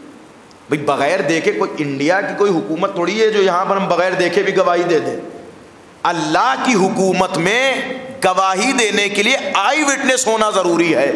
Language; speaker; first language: Urdu; native; Urdu